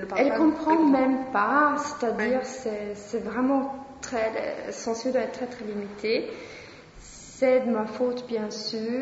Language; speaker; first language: French; non-native, fluent; Swedish